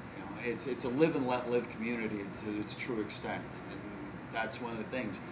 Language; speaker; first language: English; native; English